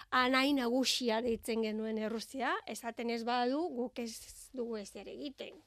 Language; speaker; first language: Basque; non-native, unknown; Bulgarian